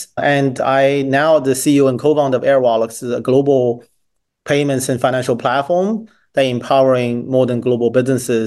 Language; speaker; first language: English; non-native, fluent; Chinese